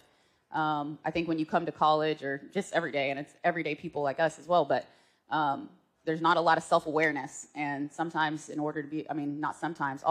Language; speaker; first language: English; native; English